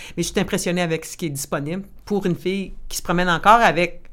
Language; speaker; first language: French; native; French